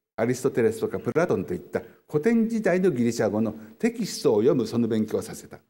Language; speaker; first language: Japanese; native; Japanese